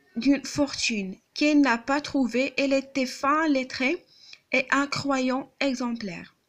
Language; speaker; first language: French; non-native, local second language; Arabic